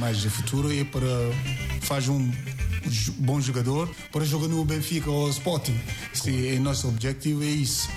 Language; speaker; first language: Portuguese; non-native, learner; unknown